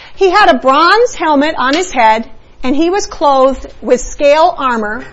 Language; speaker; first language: English; early bilingual, other home language; Spanish